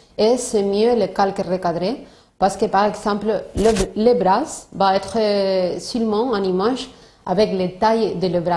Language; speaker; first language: French; non-native, learner; Spanish